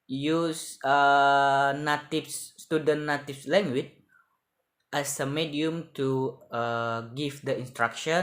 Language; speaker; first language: English; non-native, learner; Indonesian